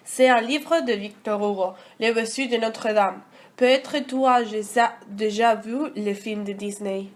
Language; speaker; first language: French; non-native, learner; Spanish